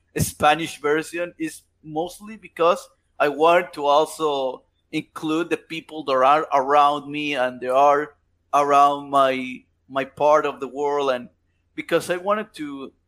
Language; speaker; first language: English; non-native, fluent; Spanish